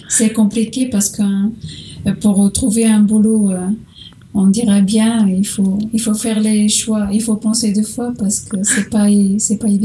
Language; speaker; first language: French; non-native, learner; Portuguese